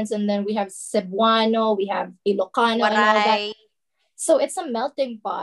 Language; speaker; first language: English; non-native, local second language; Filipino